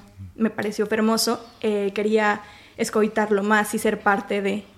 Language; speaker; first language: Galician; non-native, learner; Spanish